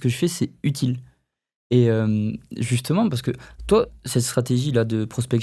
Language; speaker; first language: French; native; French